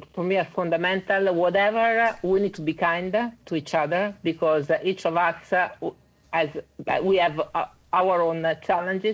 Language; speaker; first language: English; non-native, fluent; Italian